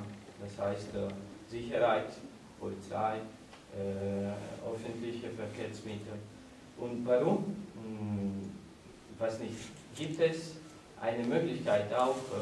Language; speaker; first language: German; non-native, learner; Italian